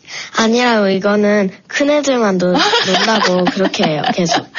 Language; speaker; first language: Korean; early bilingual, heritage; Korean